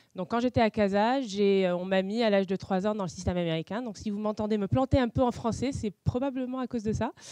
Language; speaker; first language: French; non-native, local second language; Arabic